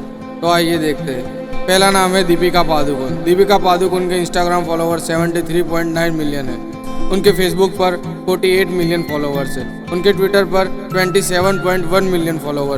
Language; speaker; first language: Hindi; native; Hindi